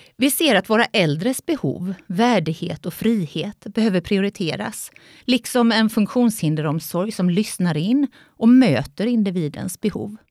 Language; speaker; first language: Swedish; native; Swedish